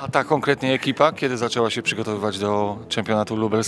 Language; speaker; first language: Polish; native; Polish